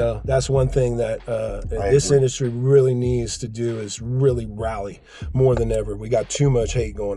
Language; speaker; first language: English; native; English